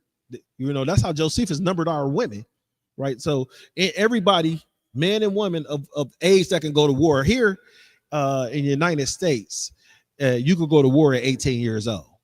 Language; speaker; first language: English; native; English